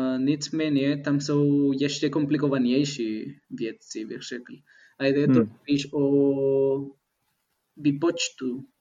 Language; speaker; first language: Czech; non-native, fluent; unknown